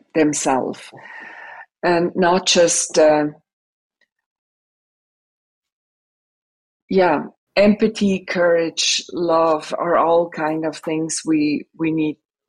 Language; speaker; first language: English; non-native, fluent; Swiss German